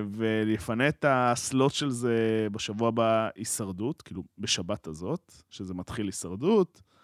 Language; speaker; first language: Hebrew; native; Hebrew